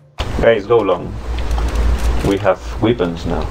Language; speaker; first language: English; non-native, learner; Spanish